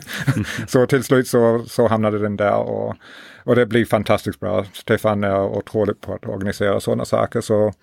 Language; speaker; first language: Swedish; non-native, fluent; English